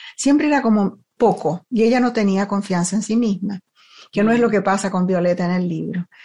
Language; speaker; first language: Spanish; native; Spanish